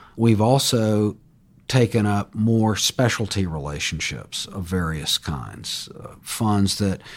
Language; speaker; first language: English; native; English